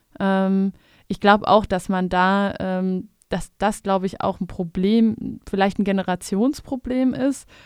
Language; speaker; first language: German; native; German